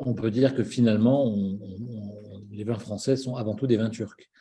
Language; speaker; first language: French; native; French